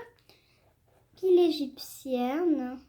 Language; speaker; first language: French; native; French